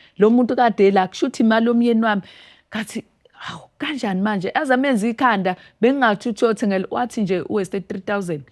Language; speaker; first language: Zulu; native; Zulu